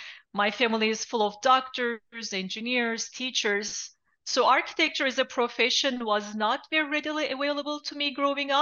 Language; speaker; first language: English; non-native, fluent; Turkish